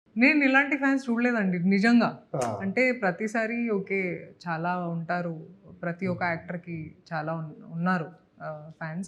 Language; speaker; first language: Telugu; non-native, local second language; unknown